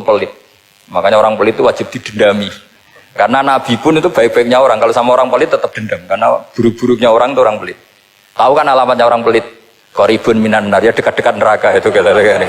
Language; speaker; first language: Indonesian; non-native, local second language; Javanese